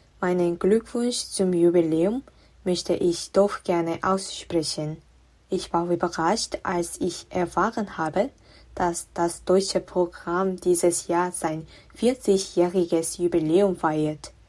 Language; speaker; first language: German; non-native, fluent; Korean